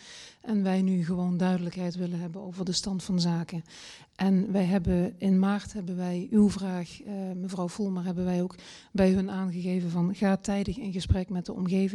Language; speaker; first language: Dutch; native; Dutch